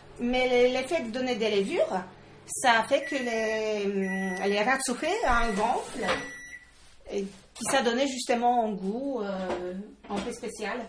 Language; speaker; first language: French; non-native, fluent; Polish